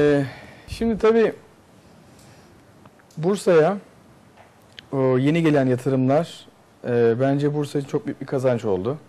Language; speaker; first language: Turkish; native; Turkish